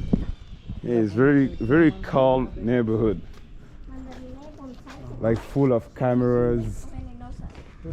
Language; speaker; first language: English; non-native, fluent; French